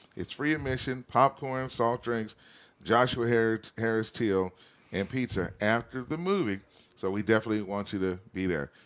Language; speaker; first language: English; native; English